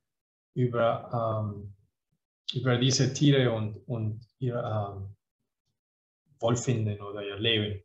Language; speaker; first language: German; non-native, fluent; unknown